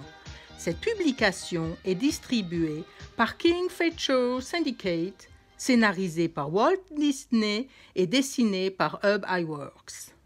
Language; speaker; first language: French; native; French